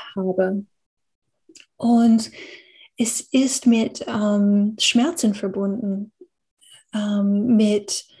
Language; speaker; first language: German; non-native, fluent; English